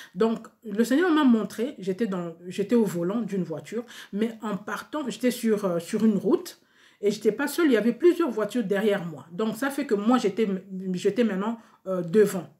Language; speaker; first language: French; non-native, local second language; Lingala